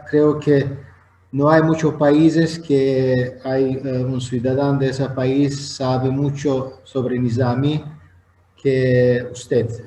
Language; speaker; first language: Spanish; non-native, fluent; Azerbaijani